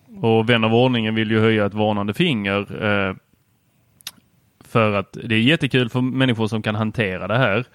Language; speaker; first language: Swedish; native; Swedish